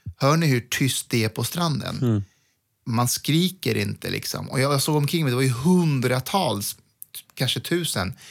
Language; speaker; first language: Swedish; early bilingual, other home language; Persian